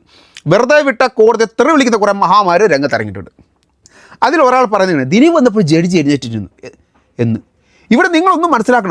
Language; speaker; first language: Malayalam; native; Malayalam